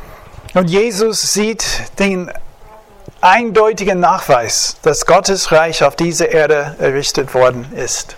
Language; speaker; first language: German; non-native, fluent; English